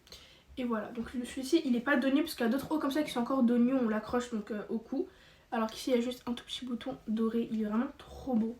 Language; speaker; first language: French; native; French